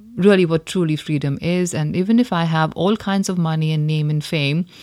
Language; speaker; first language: English; non-native, local second language; Hindi